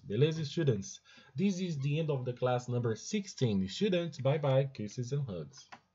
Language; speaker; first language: English; non-native, fluent; Portuguese